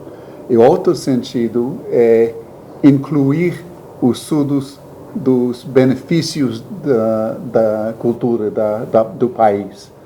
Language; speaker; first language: Portuguese; non-native, learner; English